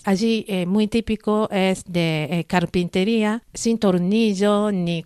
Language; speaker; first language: Spanish; non-native, learner; Japanese